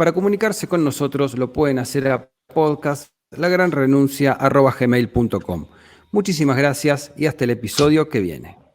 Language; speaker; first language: Spanish; native; Spanish